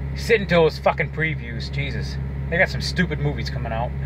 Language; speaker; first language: English; native; English